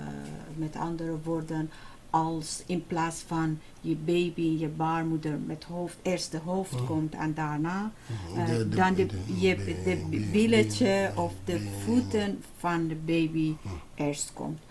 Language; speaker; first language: Dutch; non-native, fluent; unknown